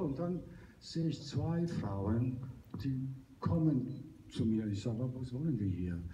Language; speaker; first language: German; non-native, learner; Italian